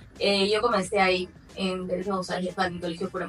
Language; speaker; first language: Spanish; native; Spanish